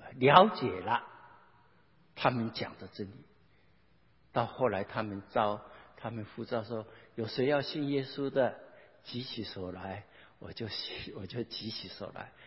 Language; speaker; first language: Chinese; non-native, local second language; Hakka Chinese